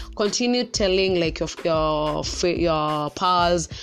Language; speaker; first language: English; non-native, local second language; Kikuyu